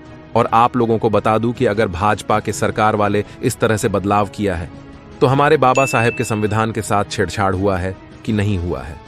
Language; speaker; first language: Hindi; native; Hindi